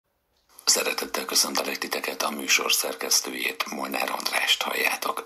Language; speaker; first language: Hungarian; native; Hungarian